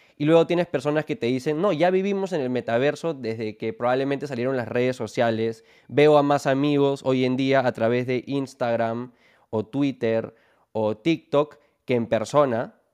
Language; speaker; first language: Spanish; native; Spanish